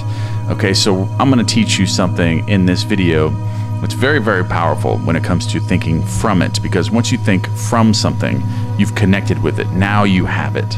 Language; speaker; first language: English; native; English